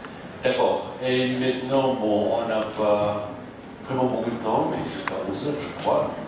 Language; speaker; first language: French; non-native, fluent; Indonesian